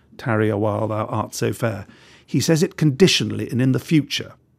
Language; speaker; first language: English; native; English